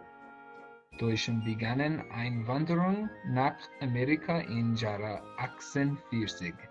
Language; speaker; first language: German; non-native, learner; English